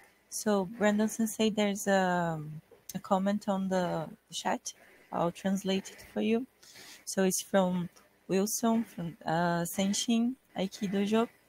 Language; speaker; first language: English; non-native, fluent; Portuguese